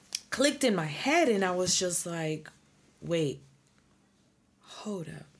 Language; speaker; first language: English; early bilingual, other home language; Spanish